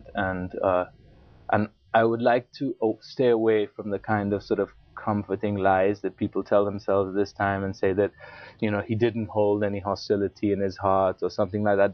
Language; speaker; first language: English; non-native, local second language; Urdu